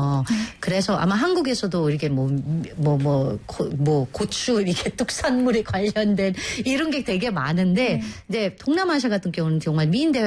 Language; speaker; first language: Korean; non-native, fluent; Filipino